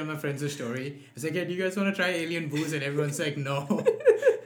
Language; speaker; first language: English; non-native, local second language; Nepali